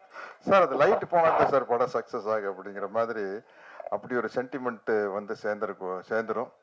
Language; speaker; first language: Tamil; native; Tamil